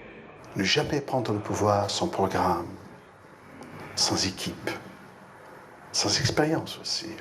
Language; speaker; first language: French; non-native, local second language; Arabic